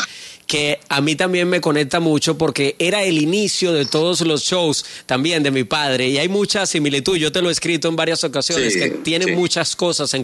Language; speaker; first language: Spanish; native; Spanish